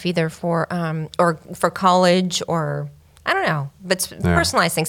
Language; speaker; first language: English; native; English